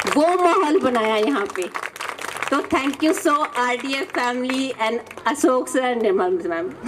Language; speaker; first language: Hindi; native; Hindi